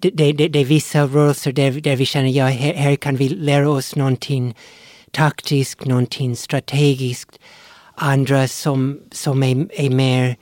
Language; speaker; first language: Swedish; non-native, fluent; English